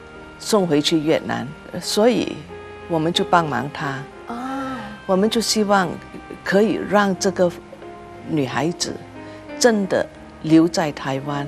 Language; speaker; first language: Chinese; early bilingual, heritage; Chinese